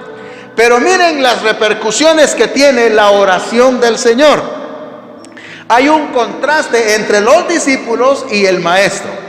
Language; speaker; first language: Spanish; native; Spanish